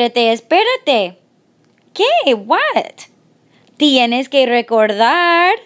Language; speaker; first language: Spanish; non-native, fluent; English